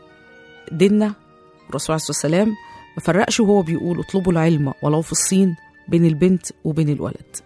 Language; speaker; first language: Arabic; native; Arabic